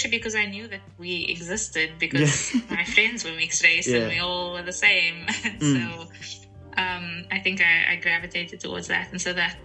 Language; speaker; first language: English; native; English